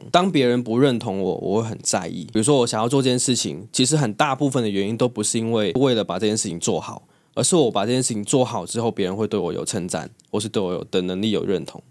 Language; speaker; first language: Chinese; non-native, local second language; Cantonese